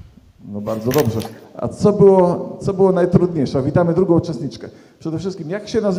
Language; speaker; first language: Polish; native; Polish